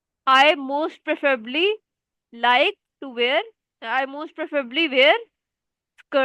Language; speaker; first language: English; non-native, local second language; Urdu